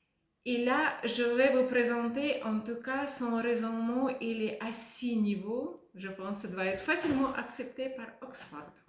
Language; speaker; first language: French; non-native, fluent; Russian